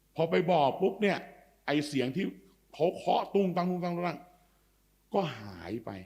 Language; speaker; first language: Thai; native; Thai